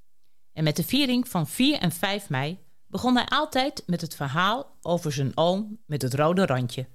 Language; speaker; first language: Dutch; native; Dutch